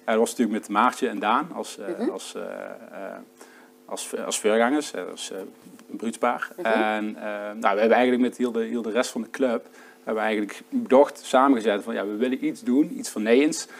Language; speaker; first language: Dutch; native; Dutch